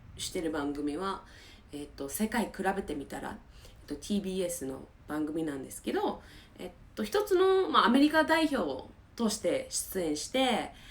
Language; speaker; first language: Japanese; non-native, fluent; English